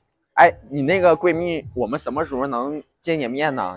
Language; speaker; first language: Chinese; native; Chinese